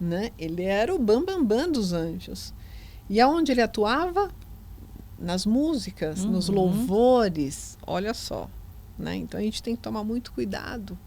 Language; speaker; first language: Portuguese; native; Portuguese